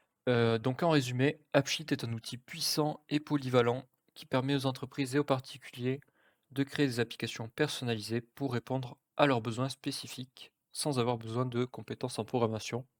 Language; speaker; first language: French; native; French